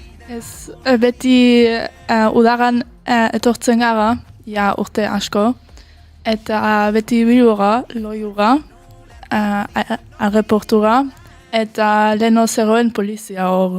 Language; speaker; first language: Basque; early bilingual, heritage; Basque